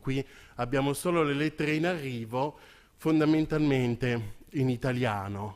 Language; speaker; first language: Italian; native; Italian